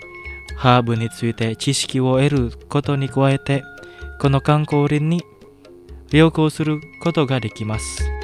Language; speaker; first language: Japanese; non-native, fluent; Indonesian